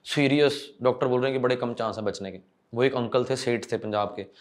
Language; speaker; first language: Hindi; non-native, local second language; Punjabi